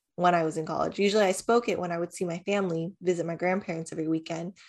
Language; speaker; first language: English; early bilingual, other home language; Vietnamese